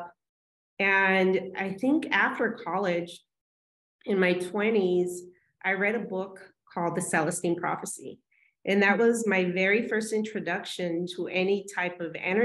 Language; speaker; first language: English; native; English